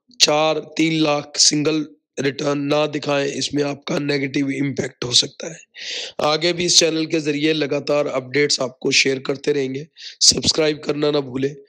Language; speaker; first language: Hindi; non-native, local second language; Punjabi